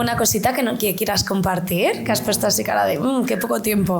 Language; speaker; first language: Spanish; native; Spanish